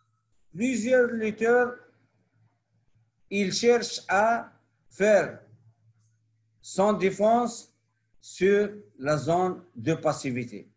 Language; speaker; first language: French; non-native, local second language; Arabic